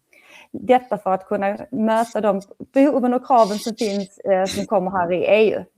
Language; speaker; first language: Swedish; native; Swedish